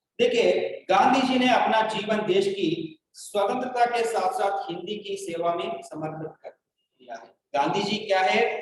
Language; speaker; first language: Hindi; non-native, local second language; Telugu